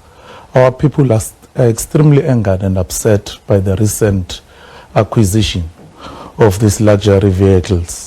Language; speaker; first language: English; non-native, local second language; Swati